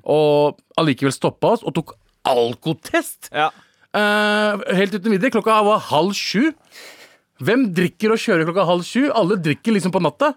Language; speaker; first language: Norwegian; early bilingual, other home language; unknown